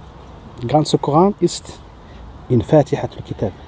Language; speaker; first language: German; non-native, fluent; Riffian